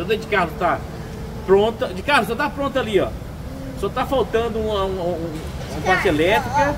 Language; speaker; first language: Portuguese; native; Portuguese